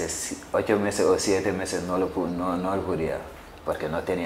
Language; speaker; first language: Spanish; non-native, learner; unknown